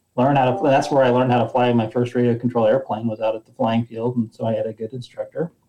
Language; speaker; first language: English; native; English